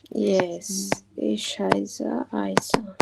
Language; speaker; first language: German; non-native, fluent; Hindi